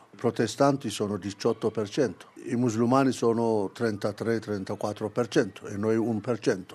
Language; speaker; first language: Italian; non-native, fluent; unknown